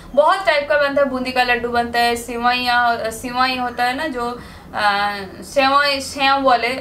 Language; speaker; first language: Hindi; non-native, local second language; Bangla